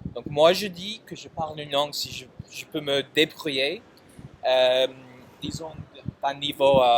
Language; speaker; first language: French; non-native, fluent; English